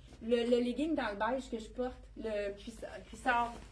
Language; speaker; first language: French; native; French